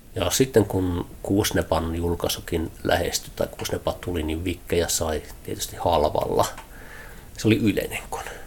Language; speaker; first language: Finnish; early bilingual, heritage; Finnish